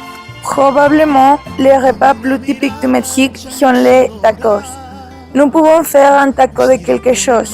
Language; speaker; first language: French; non-native, learner; Spanish